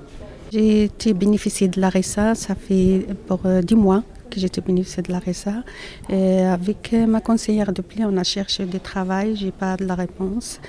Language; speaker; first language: French; non-native, learner; Arabic